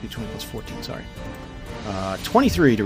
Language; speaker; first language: English; native; English